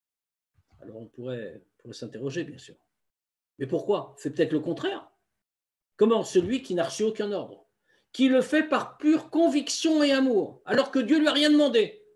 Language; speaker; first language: French; native; French